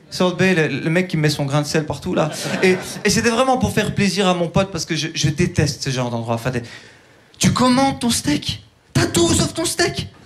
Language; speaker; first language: French; early bilingual, other home language; Turkish